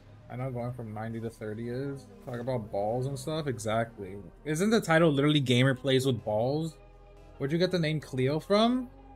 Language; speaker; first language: English; early bilingual, other home language; Spanish